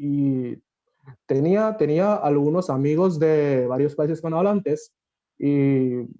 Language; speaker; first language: Spanish; non-native, fluent; Bangla